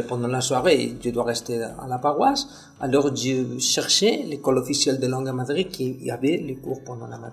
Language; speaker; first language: French; non-native, fluent; Spanish